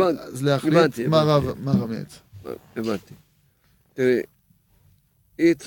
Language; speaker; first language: Hebrew; non-native, fluent; French